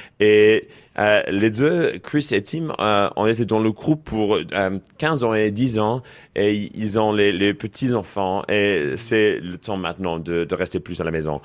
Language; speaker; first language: French; non-native, learner; English